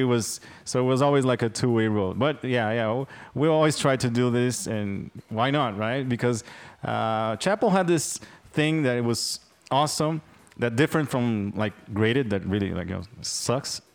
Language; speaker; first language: English; non-native, fluent; Portuguese